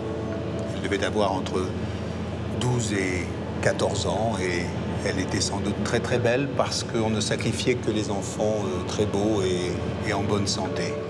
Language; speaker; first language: French; native; French